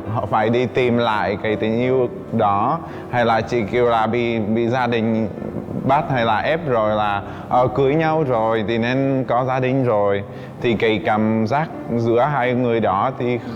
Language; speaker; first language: Vietnamese; non-native, fluent; Czech